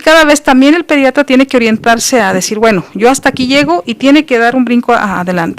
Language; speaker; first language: Spanish; native; Spanish